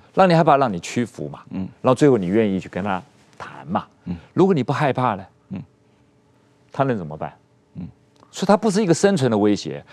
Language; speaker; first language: Chinese; native; Chinese